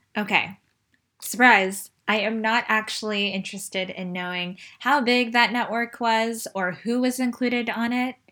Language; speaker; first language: English; early bilingual, other home language; Chinese